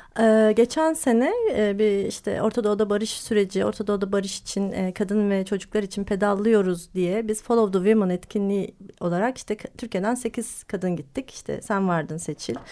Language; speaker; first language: Turkish; native; Turkish